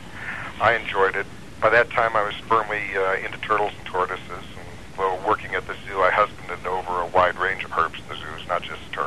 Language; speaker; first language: English; native; English